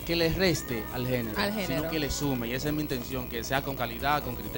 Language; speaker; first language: Spanish; native; Spanish